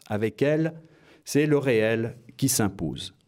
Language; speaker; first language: French; native; French